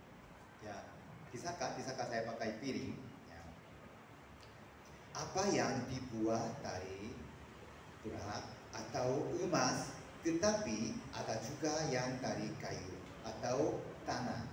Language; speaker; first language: Indonesian; non-native, fluent; Korean